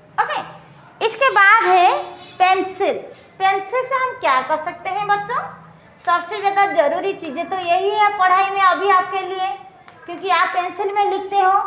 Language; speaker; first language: Hindi; non-native, local second language; Odia